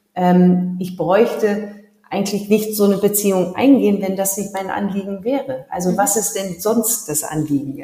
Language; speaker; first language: German; early bilingual, heritage; German